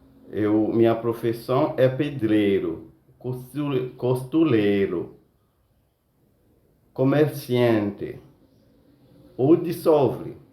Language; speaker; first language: Portuguese; non-native, fluent; Haitian Creole